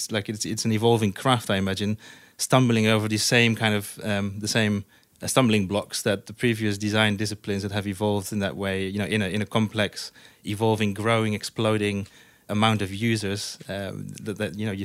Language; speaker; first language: English; non-native, fluent; Dutch